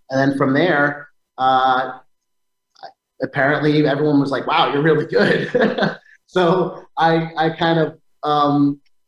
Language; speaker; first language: English; native; English